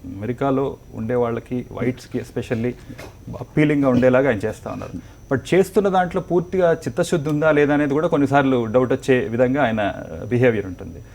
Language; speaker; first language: Telugu; native; Telugu